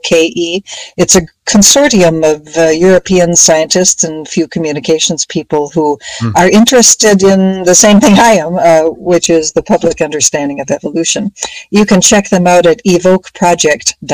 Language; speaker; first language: English; native; English